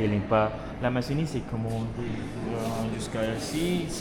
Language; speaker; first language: French; non-native, learner; Spanish